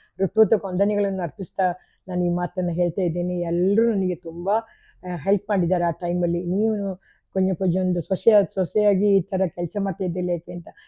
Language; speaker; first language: Kannada; non-native, local second language; Kodava